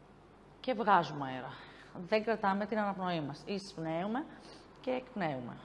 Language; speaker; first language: Greek; native; Greek